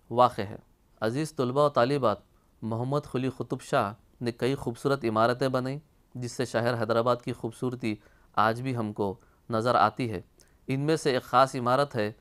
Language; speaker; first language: Urdu; native; Urdu